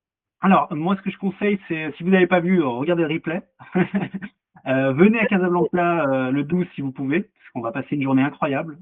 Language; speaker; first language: French; native; French